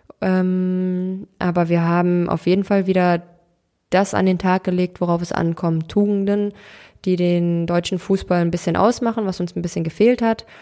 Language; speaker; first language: German; early bilingual, other home language; Turkish